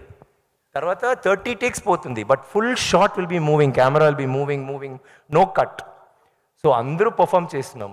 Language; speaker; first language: Telugu; non-native, learner; Tamil